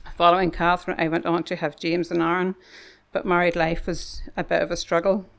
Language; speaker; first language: English; native; English